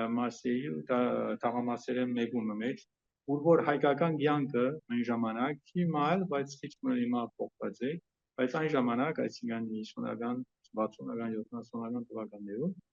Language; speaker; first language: Armenian; early bilingual, heritage; Armenian